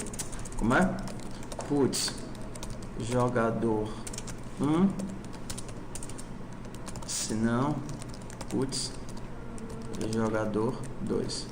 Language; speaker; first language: Portuguese; native; Portuguese